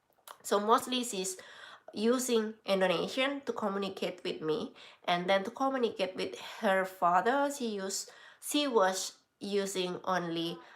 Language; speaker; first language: English; non-native, learner; Indonesian